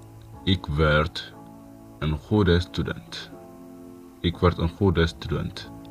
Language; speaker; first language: Dutch; non-native, fluent; Tigrinya